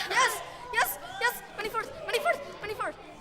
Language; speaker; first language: Welsh; non-native, local second language; English